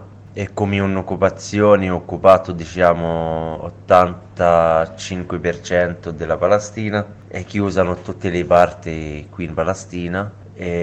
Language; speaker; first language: Italian; non-native, learner; Arabic